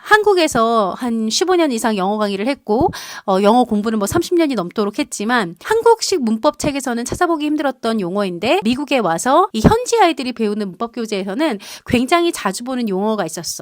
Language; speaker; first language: Korean; native; Korean